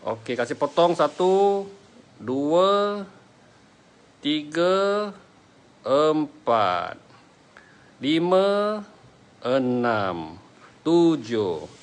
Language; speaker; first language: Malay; non-native, local second language; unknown